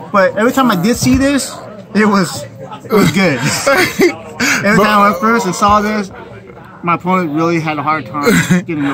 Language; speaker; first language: English; native; English